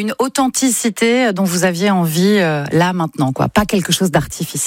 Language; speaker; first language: French; native; French